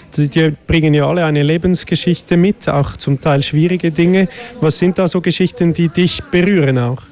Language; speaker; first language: German; native; German